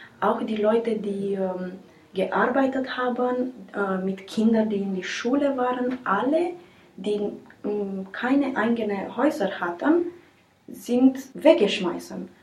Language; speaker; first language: German; non-native, learner; Romanian